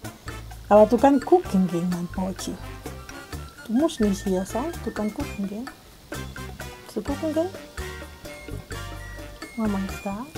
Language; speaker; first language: German; non-native, fluent; Spanish